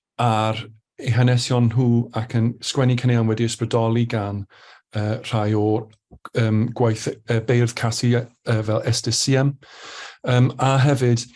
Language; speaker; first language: Welsh; native; Welsh